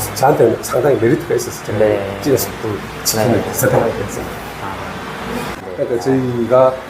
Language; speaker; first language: Korean; native; Korean